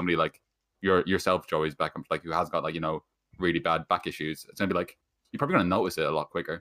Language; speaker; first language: English; native; English